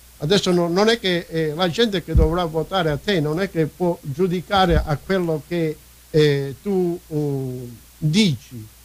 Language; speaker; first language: Italian; early bilingual, heritage; Italian